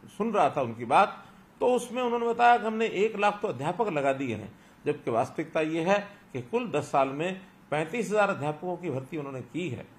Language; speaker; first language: Hindi; native; Hindi